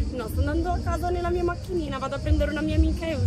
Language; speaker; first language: Italian; native; Italian